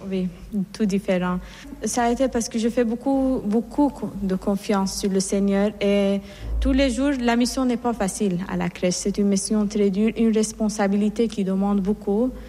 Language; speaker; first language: French; non-native, fluent; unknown